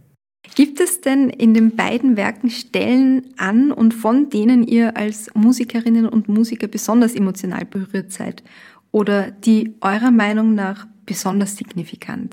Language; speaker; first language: German; native; German